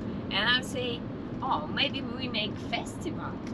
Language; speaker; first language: English; non-native, learner; Russian